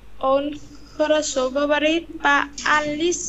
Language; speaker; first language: Russian; non-native, learner; Vietnamese